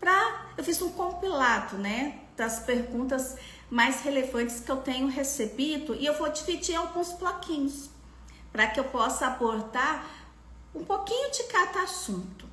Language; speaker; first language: Portuguese; native; Portuguese